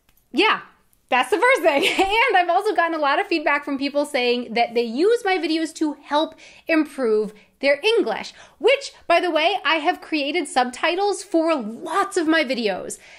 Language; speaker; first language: English; native; English